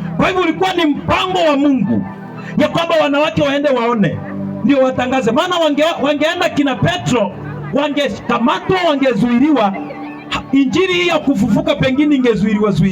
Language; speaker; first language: Swahili; non-native, local second language; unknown